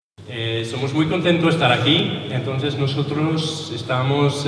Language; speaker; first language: Spanish; non-native, learner; French